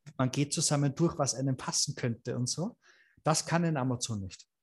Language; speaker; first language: German; native; German